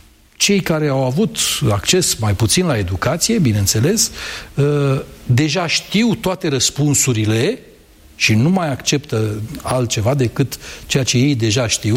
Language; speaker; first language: Romanian; native; Romanian